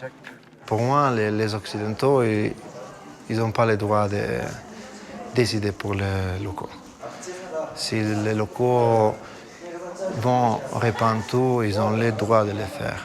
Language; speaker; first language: French; non-native, fluent; Italian